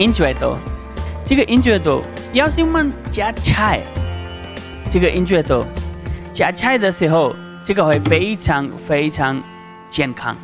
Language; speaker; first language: Chinese; non-native, learner; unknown